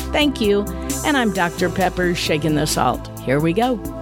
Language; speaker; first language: English; native; English